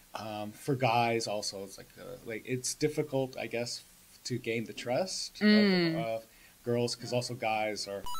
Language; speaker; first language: English; native; English